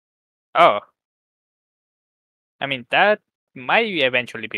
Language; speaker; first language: English; native; English